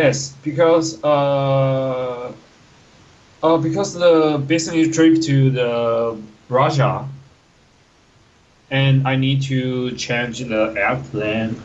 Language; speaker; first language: English; non-native, learner; Chinese